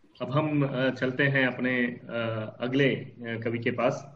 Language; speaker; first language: Hindi; non-native, local second language; Marathi